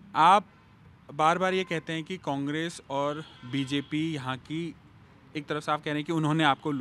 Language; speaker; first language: Hindi; native; Hindi